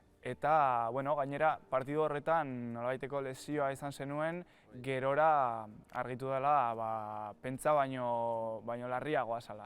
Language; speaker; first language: Basque; native; Basque